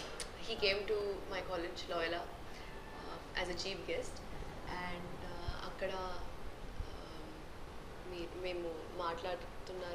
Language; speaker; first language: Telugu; non-native, local second language; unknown